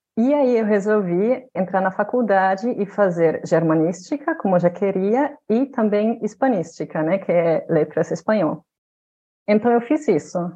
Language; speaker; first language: Portuguese; non-native, fluent; German